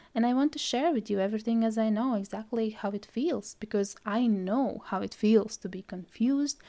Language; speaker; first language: English; non-native, fluent; Latvian